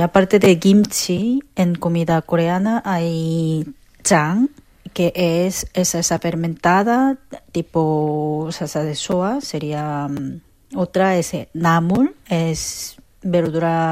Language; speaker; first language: Spanish; non-native, fluent; Korean